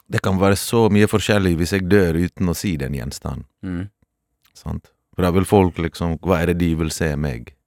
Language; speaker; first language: Norwegian; early bilingual, other home language; Bosnian